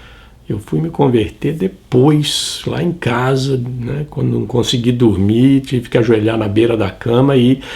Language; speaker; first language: Portuguese; native; Portuguese